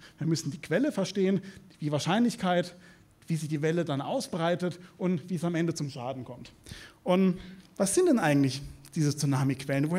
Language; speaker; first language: German; native; German